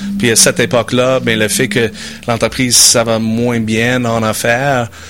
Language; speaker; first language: French; non-native, fluent; English